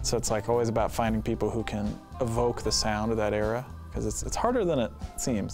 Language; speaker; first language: English; native; English